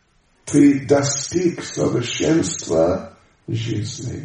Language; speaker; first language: Russian; non-native, learner; English